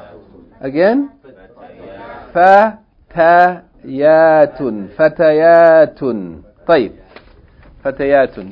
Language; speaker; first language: Arabic; non-native, fluent; English